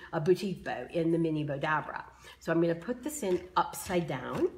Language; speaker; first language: English; native; English